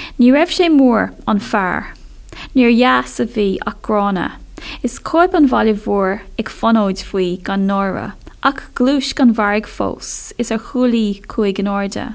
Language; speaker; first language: Irish; non-native, local second language; English